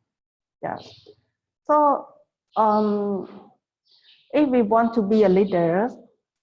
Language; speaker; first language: English; non-native, fluent; Khmer